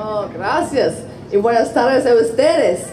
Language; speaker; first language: Spanish; non-native, fluent; English